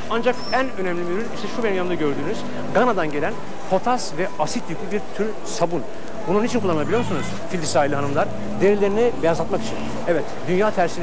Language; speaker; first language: Turkish; native; Turkish